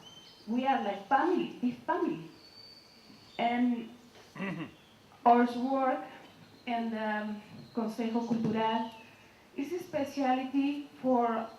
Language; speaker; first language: English; non-native, learner; Spanish